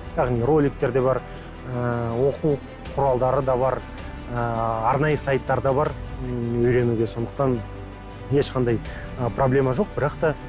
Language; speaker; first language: Kazakh; non-native, local second language; Russian